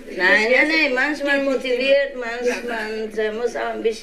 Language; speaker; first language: German; non-native, learner; Vietnamese